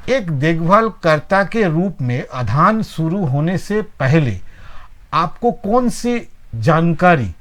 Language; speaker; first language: Hindi; non-native, local second language; Bangla